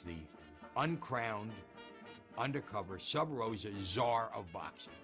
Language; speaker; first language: English; native; English